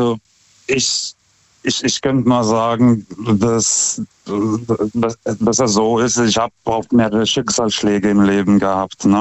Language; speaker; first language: German; non-native, fluent; Lithuanian